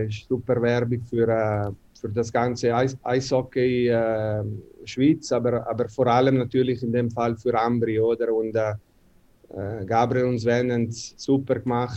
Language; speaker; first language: German; non-native, local second language; Italian